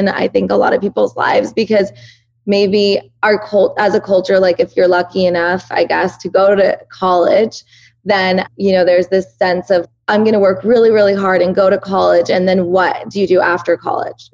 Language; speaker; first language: English; early bilingual, other home language; Persian